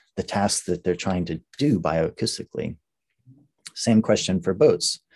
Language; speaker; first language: English; native; English